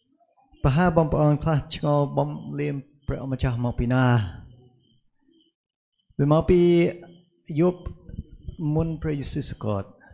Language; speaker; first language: Khmer; non-native, fluent; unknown